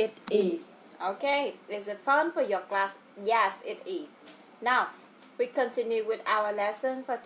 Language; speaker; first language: English; non-native, fluent; Vietnamese